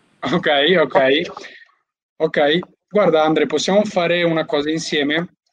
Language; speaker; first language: Italian; early bilingual, other home language; Albanian